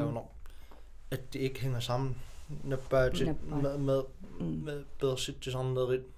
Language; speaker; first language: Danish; non-native, local second language; Kalaallisut